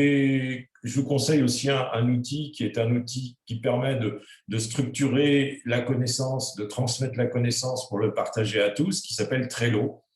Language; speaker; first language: French; native; French